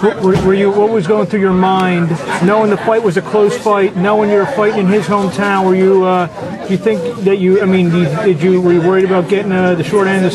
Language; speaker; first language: English; native; English